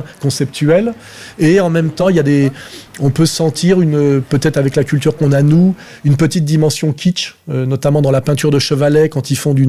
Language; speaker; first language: French; native; French